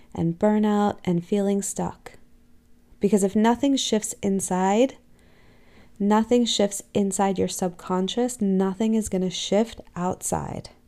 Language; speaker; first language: English; native; English